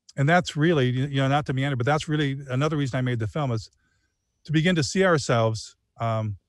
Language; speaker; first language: English; native; English